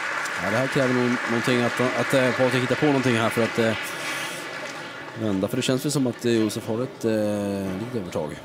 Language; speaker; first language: Swedish; native; Swedish